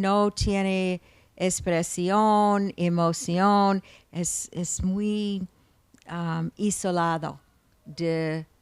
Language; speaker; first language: Spanish; non-native, learner; English